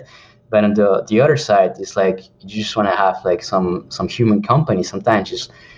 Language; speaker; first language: English; non-native, fluent; Spanish